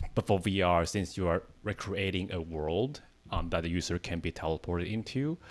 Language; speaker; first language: English; non-native, fluent; Chinese